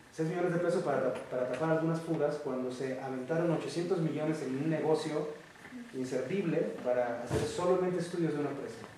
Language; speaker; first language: Spanish; native; Spanish